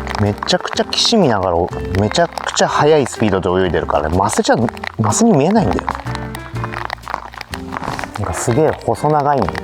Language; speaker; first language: Japanese; native; Japanese